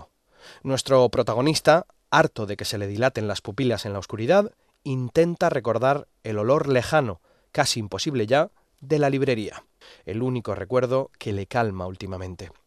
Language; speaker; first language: Spanish; native; Spanish